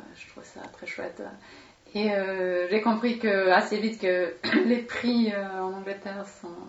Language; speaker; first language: French; non-native, fluent; Swedish